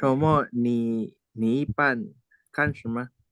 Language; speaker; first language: Chinese; non-native, learner; Indonesian